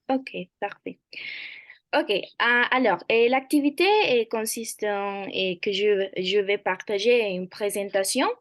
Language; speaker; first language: French; non-native, fluent; Spanish